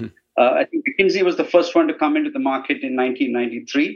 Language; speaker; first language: English; non-native, local second language; Tamil